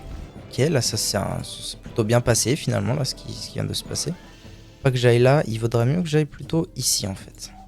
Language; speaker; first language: French; native; French